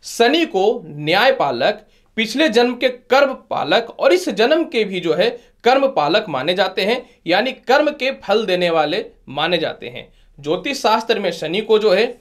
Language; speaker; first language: Hindi; native; Hindi